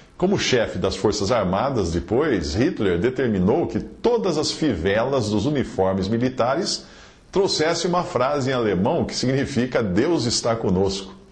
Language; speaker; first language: Portuguese; native; Portuguese